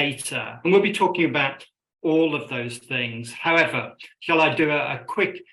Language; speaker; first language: English; native; English